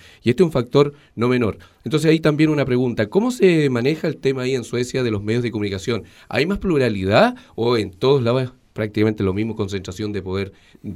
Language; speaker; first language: Spanish; native; Spanish